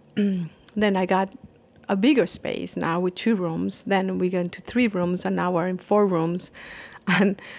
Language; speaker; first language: English; non-native, fluent; Spanish